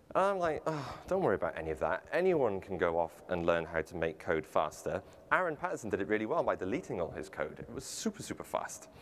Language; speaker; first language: English; native; English